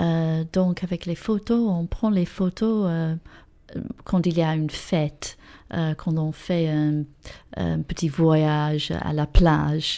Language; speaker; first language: French; non-native, learner; English